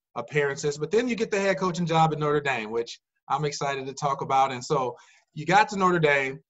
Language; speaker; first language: English; native; English